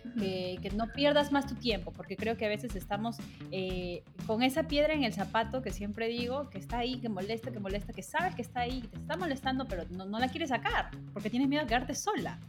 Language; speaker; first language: Spanish; native; Spanish